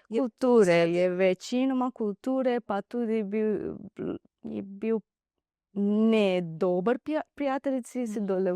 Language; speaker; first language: Slovenian; non-native, learner; Divehi